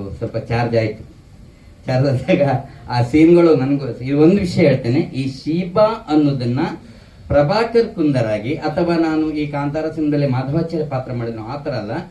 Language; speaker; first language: Kannada; native; Kannada